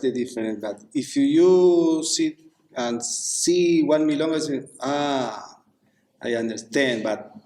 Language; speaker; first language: English; non-native, learner; Spanish